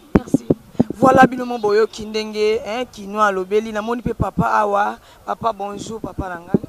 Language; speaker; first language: Lingala; native; Lingala